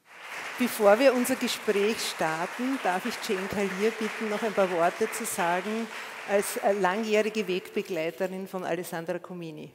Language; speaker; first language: German; native; German